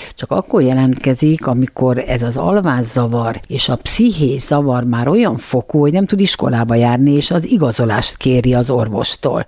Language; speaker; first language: Hungarian; native; Hungarian